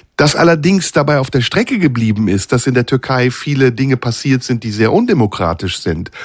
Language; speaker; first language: German; early bilingual, other home language; Turkish